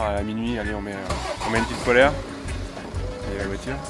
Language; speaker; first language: French; native; French